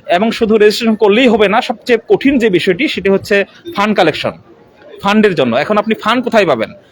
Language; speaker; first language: Bangla; non-native, local second language; Chakma